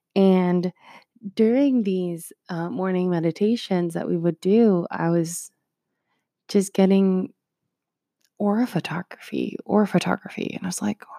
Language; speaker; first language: English; early bilingual, other home language; Spanish